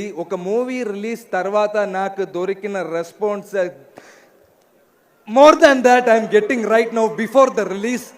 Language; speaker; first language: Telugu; non-native, learner; Malayalam